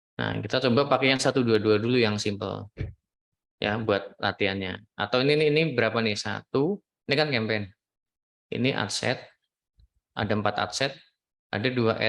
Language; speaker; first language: Indonesian; native; Indonesian